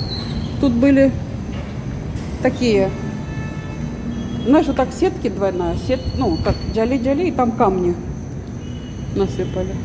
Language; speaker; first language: Russian; native; Russian